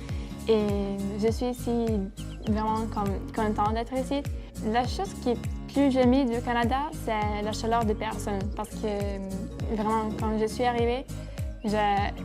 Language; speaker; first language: French; non-native, fluent; Italian